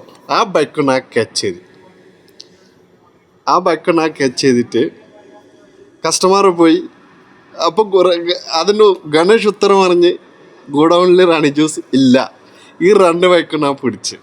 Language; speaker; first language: Malayalam; non-native, learner; Bangla